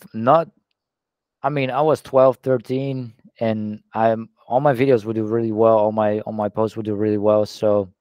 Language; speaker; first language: English; non-native, fluent; Dutch